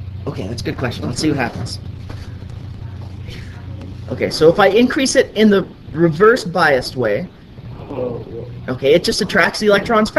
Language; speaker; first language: English; native; English